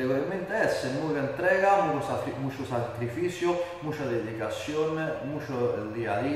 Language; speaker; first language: Spanish; non-native, fluent; Italian